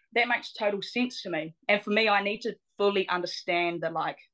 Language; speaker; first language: English; native; English